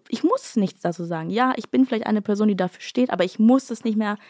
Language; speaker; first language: German; native; German